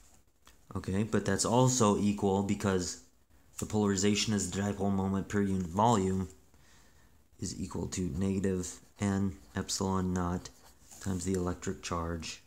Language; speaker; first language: English; native; English